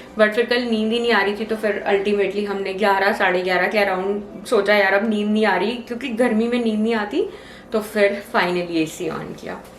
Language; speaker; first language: Hindi; native; Hindi